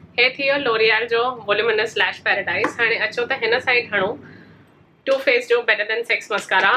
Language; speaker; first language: Sindhi; early bilingual, heritage; Sindhi